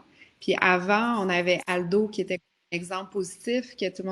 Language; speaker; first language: French; native; French